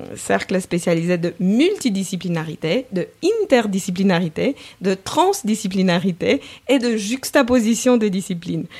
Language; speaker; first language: French; non-native, fluent; Romanian